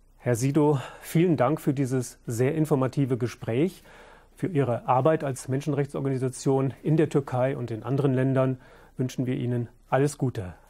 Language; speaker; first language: German; native; German